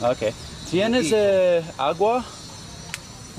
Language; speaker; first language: Spanish; non-native, learner; English